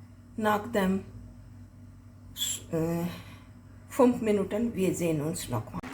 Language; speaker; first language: German; non-native, learner; Hindi